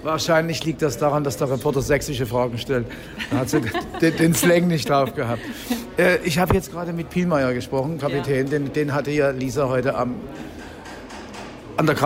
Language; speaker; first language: German; native; German